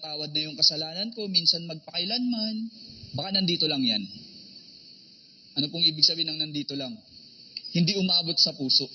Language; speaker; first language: Filipino; native; Filipino